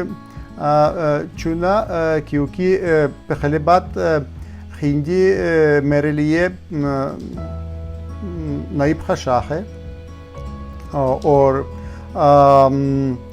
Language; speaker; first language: Hindi; non-native, learner; Russian